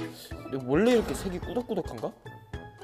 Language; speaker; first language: Korean; native; Korean